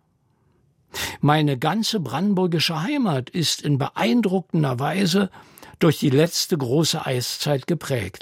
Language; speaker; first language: German; native; German